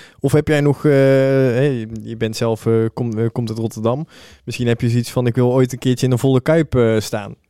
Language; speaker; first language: Dutch; native; Dutch